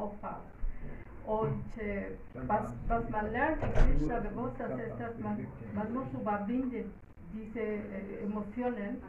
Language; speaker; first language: German; non-native, learner; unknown